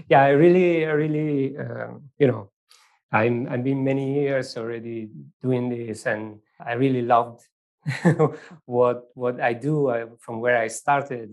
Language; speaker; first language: English; non-native, fluent; Italian